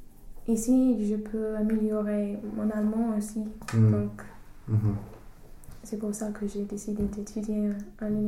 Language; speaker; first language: French; non-native, fluent; English